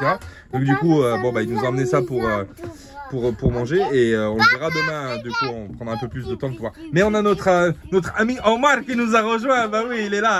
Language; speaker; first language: French; native; French